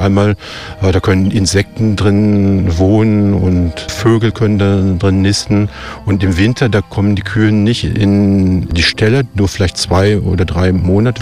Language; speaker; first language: German; native; German